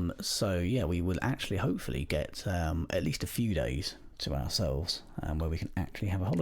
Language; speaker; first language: English; native; English